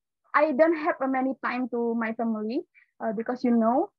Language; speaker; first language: English; non-native, learner; Indonesian